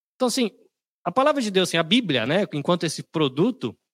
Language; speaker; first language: Portuguese; native; Portuguese